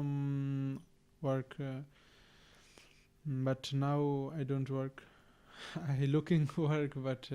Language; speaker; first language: English; non-native, learner; Bangla